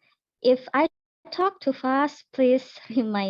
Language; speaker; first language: English; non-native, learner; Indonesian